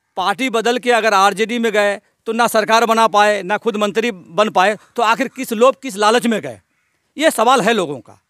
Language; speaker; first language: Hindi; native; Hindi